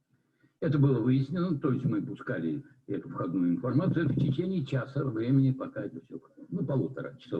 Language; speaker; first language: Russian; native; Russian